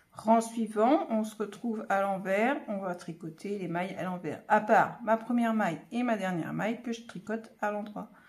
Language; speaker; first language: French; native; French